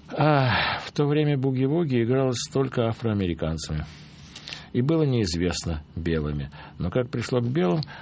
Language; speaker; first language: Russian; native; Russian